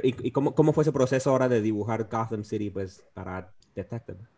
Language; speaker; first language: Spanish; early bilingual, heritage; Spanish